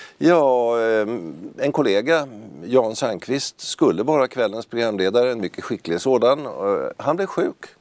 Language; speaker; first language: Swedish; native; Swedish